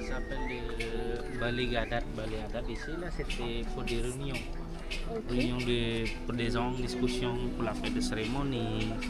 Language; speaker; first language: French; non-native, learner; Balinese